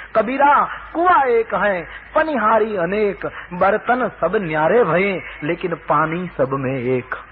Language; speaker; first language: Hindi; non-native, local second language; Gujarati